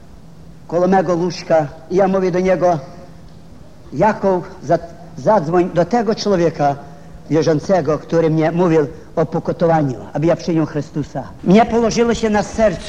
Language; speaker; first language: Polish; non-native, fluent; Ukrainian